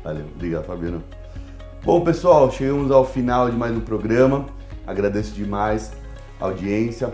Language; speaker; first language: Portuguese; native; Portuguese